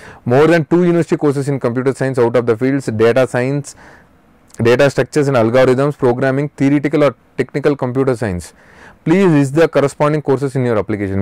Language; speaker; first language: English; non-native, local second language; Telugu